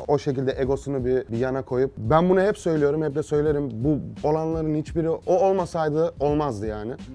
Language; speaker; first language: Turkish; early bilingual, heritage; Turkish